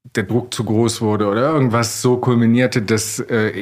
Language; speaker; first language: German; native; German